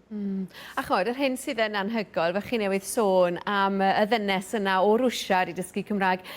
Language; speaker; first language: Welsh; native; Welsh